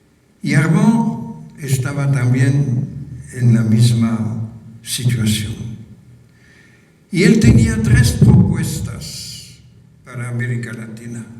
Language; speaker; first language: Spanish; non-native, fluent; French